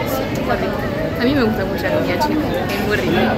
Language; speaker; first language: Spanish; non-native, fluent; French